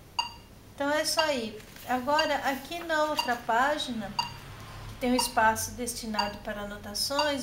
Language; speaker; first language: Portuguese; native; Portuguese